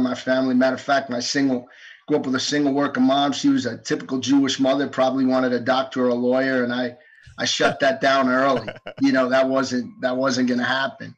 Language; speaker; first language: English; native; English